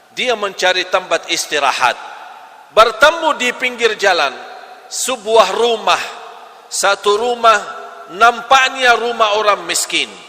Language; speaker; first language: Malay; non-native, fluent; Arabic